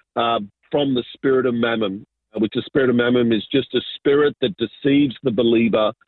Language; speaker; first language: English; native; English